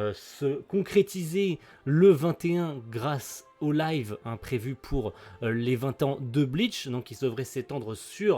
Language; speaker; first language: French; native; French